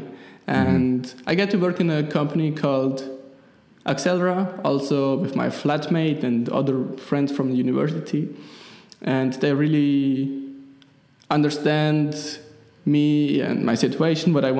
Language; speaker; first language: English; non-native, fluent; German